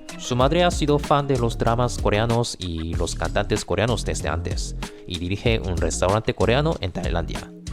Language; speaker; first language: Spanish; non-native, fluent; Korean